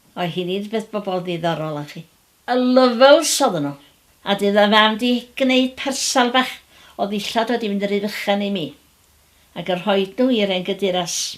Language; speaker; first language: Welsh; native; Welsh